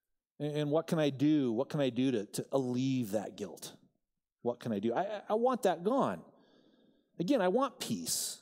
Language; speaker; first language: English; native; English